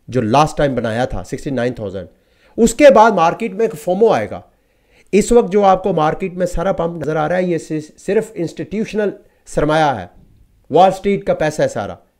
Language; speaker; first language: Urdu; native; Urdu